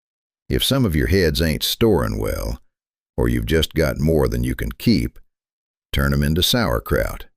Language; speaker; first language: English; native; English